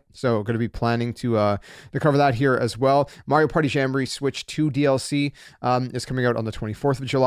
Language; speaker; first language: English; native; English